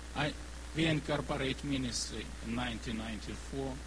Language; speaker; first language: English; non-native, learner; Ukrainian